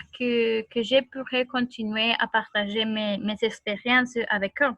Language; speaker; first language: French; non-native, learner; Spanish